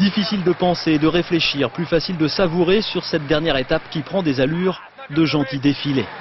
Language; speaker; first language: French; native; French